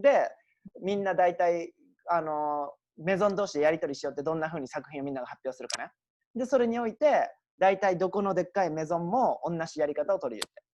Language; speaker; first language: Japanese; native; Japanese